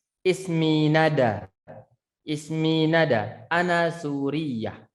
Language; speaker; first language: Arabic; non-native, fluent; Indonesian